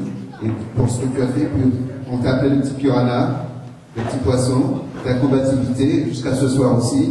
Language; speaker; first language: French; native; French